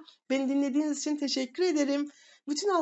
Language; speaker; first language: Turkish; native; Turkish